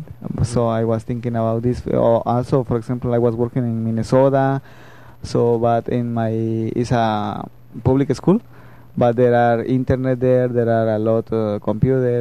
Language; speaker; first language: English; non-native, learner; Spanish